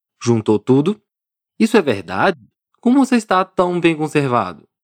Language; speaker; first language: Portuguese; non-native, fluent; Chinese